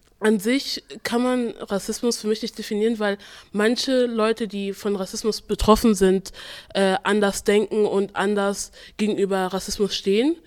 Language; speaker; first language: German; early bilingual, other home language; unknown